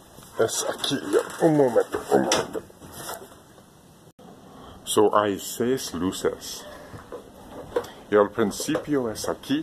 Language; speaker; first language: Spanish; non-native, learner; English